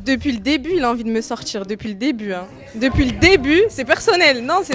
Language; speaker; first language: French; native; French